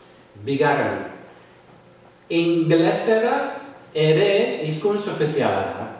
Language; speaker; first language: Basque; non-native, fluent; English